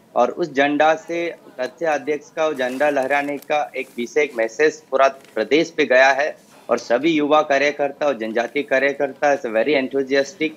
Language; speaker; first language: Hindi; non-native, local second language; Kok Borok